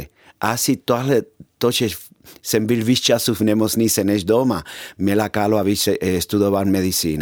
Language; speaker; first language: Czech; non-native, fluent; Spanish